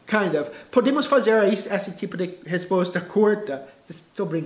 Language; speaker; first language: Portuguese; non-native, fluent; English